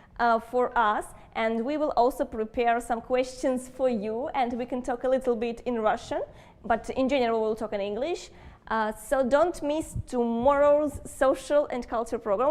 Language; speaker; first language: English; non-native, fluent; Russian